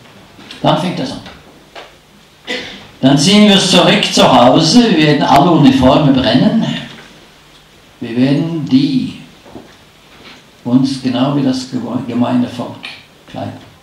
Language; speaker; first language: German; non-native, fluent; Norwegian